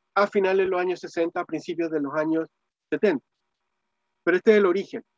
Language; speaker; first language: Spanish; native; Spanish